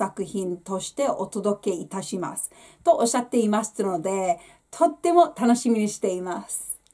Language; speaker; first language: Japanese; non-native, fluent; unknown